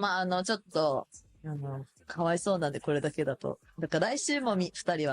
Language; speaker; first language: Japanese; native; Japanese